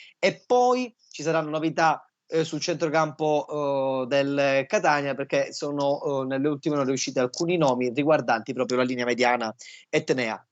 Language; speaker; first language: Italian; native; Italian